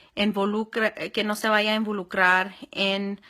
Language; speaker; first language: Spanish; early bilingual, heritage; Spanish